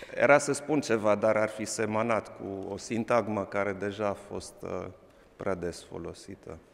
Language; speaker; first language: Romanian; non-native, local second language; German